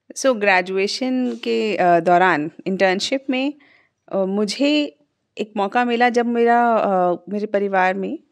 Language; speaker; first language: Hindi; native; Hindi